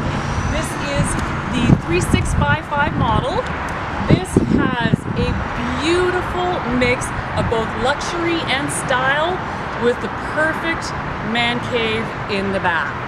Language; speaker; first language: English; native; English